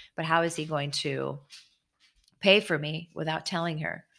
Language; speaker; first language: English; early bilingual, other home language; Hebrew